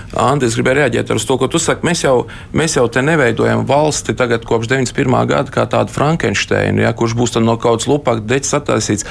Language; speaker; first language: Latvian; native; Latvian